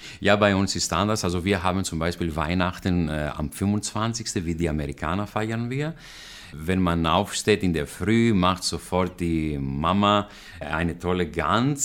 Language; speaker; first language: German; non-native, fluent; Greek